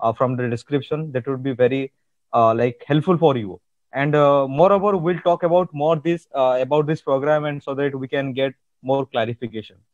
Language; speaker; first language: English; non-native, local second language; Odia